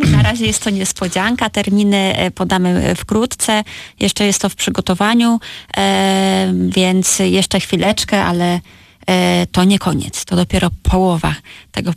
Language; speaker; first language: Polish; native; Polish